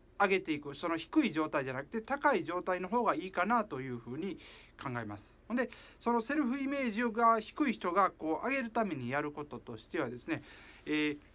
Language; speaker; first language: Japanese; native; Japanese